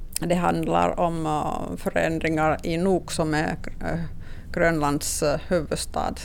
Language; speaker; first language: Swedish; non-native, local second language; Finnish